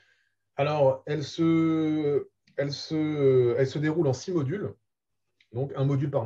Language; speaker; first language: French; native; French